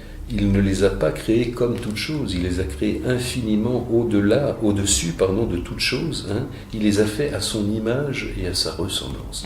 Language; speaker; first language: French; native; French